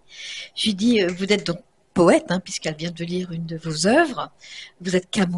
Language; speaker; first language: French; native; French